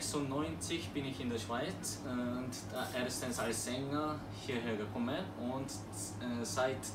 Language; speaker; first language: German; non-native, learner; Korean